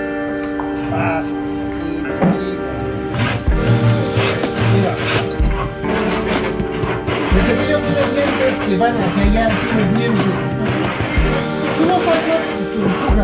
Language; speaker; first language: Spanish; native; Spanish